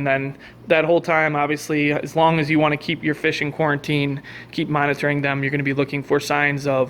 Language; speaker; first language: English; native; English